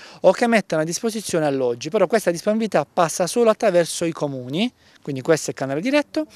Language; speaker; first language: Italian; native; Italian